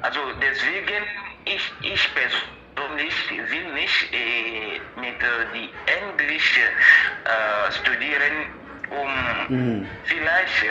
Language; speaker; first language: German; non-native, learner; French